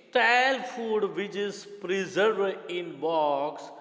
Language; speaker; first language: English; non-native, local second language; Gujarati